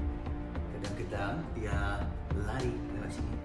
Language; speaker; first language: Indonesian; non-native, learner; English